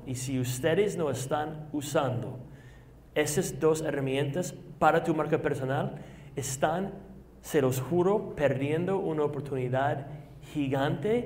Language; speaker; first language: Spanish; non-native, fluent; English